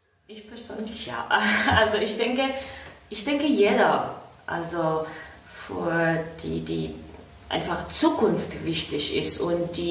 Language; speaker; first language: German; non-native, fluent; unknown